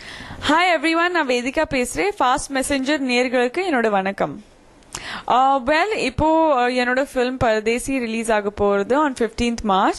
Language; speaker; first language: Tamil; non-native, fluent; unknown